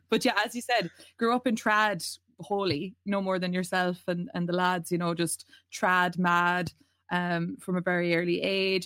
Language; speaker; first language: English; native; English